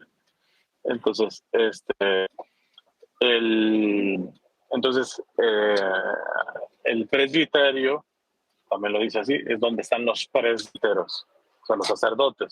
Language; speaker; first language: Spanish; native; Spanish